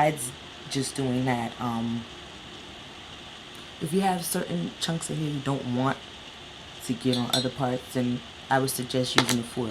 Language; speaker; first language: English; native; English